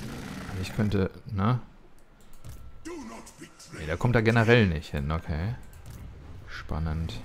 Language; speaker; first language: German; native; German